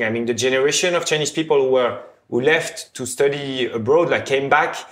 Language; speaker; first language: English; non-native, fluent; French